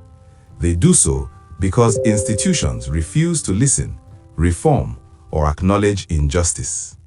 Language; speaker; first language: English; non-native, local second language; Igbo